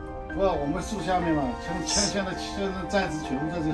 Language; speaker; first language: Chinese; native; Chinese